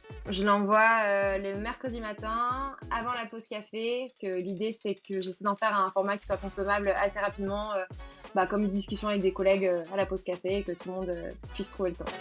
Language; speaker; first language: French; native; French